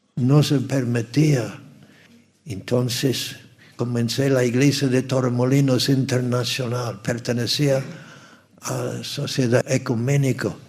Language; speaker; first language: Spanish; non-native, fluent; English